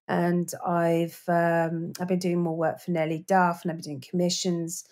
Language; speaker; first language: English; native; English